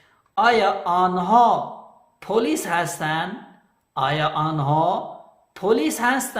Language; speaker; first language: Persian; non-native, fluent; Urdu